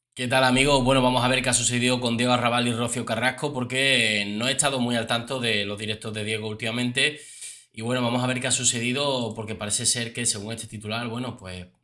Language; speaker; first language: Spanish; native; Spanish